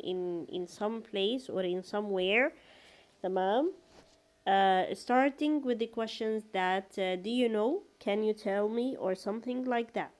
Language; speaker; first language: English; non-native, fluent; Arabic